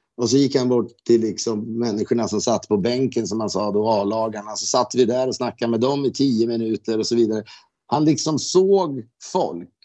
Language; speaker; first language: Swedish; native; Swedish